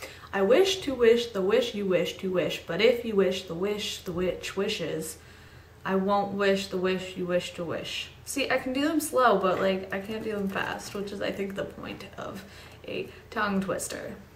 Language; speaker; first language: English; native; English